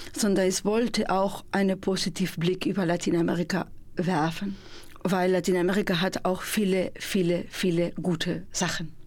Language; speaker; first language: German; non-native, fluent; Spanish